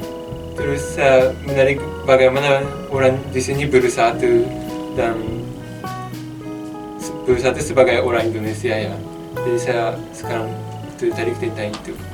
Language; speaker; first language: Indonesian; non-native, fluent; Japanese